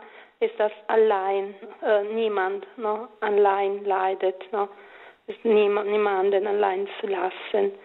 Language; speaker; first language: German; non-native, fluent; Italian